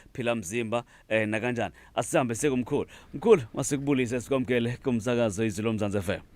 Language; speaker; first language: Zulu; non-native, local second language; Xhosa